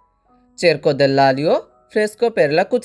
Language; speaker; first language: Italian; non-native, fluent; Bangla